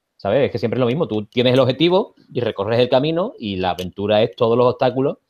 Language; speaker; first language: Spanish; native; Spanish